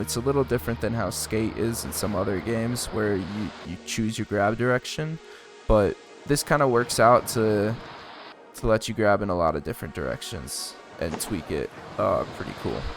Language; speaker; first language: English; native; English